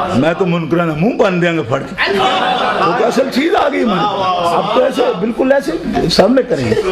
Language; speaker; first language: Urdu; non-native, local second language; Punjabi